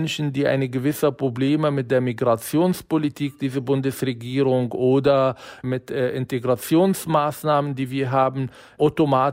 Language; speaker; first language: German; non-native, fluent; Arabic